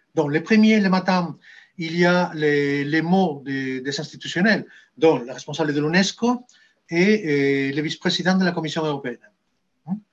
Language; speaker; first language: French; non-native, fluent; Spanish